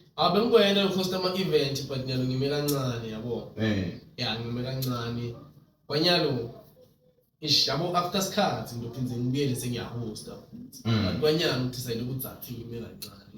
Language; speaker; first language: Zulu; non-native, local second language; Swati